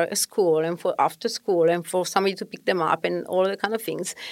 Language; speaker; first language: English; non-native, fluent; Italian